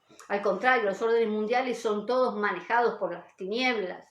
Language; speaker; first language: Spanish; native; Spanish